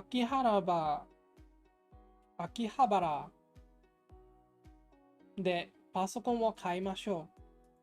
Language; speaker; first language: Japanese; non-native, learner; English